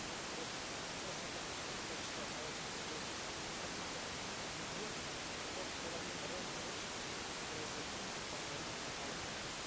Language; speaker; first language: Russian; native; Russian